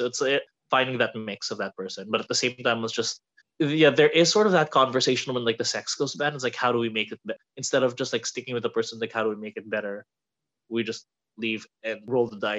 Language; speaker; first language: English; non-native, local second language; Filipino